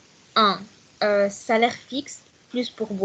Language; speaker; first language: French; non-native, learner; Arabic